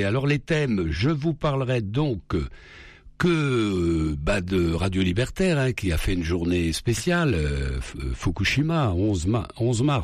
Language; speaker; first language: French; native; French